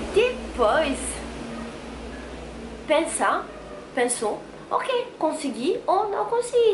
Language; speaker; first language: Portuguese; non-native, learner; French